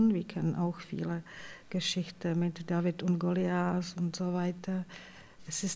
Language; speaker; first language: German; non-native, fluent; Czech